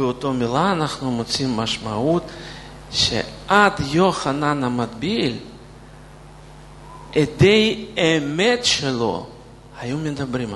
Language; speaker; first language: Hebrew; non-native, fluent; Russian